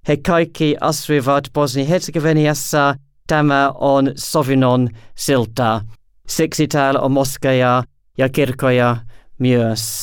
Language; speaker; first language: Finnish; non-native, learner; English